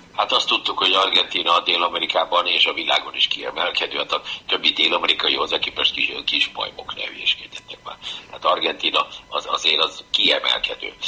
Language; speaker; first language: Hungarian; native; Hungarian